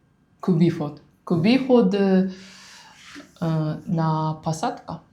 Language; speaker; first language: Russian; non-native, learner; Japanese